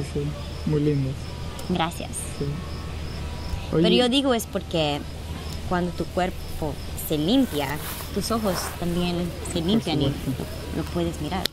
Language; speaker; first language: Spanish; early bilingual, heritage; Spanish